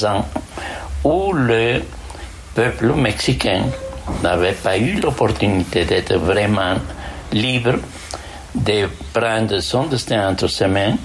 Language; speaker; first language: French; non-native, fluent; Spanish